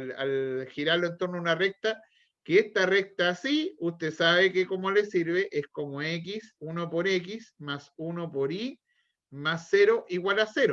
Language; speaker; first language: Spanish; native; Spanish